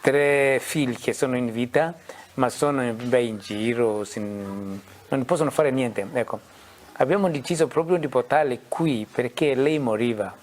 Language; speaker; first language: Italian; non-native, fluent; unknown